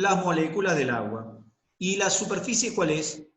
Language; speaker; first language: Spanish; native; Spanish